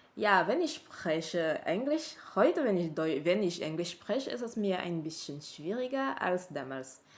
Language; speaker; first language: German; non-native, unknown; French